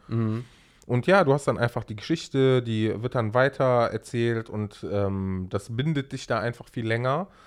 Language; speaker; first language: German; early bilingual, other home language; Arabic